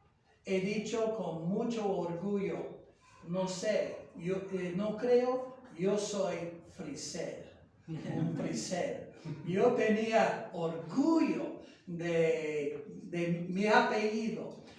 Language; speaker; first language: Spanish; non-native, fluent; English